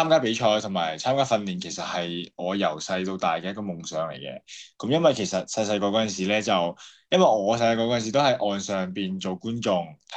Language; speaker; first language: Cantonese; native; Cantonese